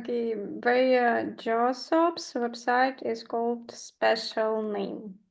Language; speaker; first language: English; non-native, learner; Ukrainian